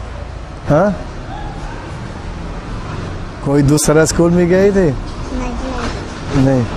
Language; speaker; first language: Hindi; non-native, learner; English